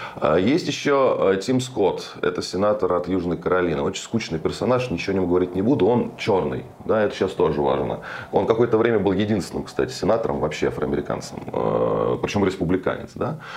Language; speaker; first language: Russian; native; Russian